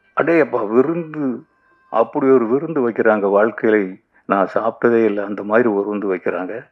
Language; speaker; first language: Tamil; native; Tamil